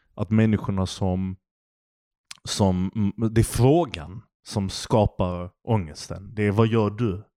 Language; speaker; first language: Swedish; early bilingual, other home language; Turkish